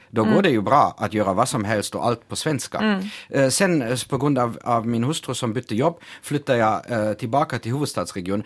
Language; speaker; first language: Swedish; non-native, fluent; German